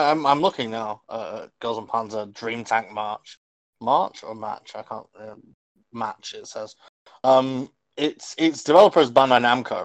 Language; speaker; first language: English; native; English